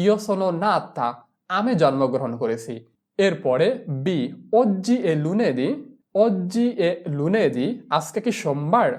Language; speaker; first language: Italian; non-native, fluent; Bangla